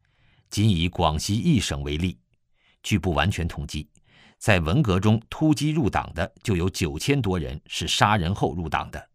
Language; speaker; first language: Chinese; native; Chinese